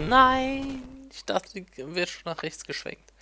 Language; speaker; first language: German; native; German